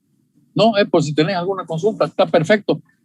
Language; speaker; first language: Spanish; native; Spanish